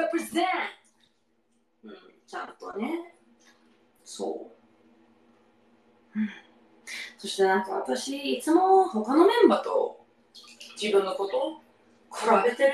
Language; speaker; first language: Japanese; non-native, learner; English